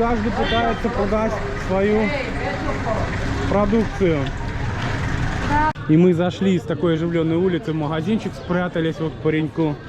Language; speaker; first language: Russian; native; Russian